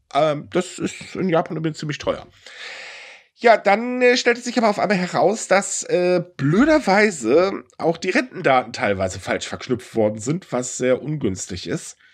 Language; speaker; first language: German; native; German